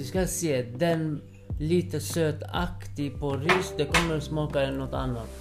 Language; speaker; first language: Swedish; non-native, fluent; Kurdish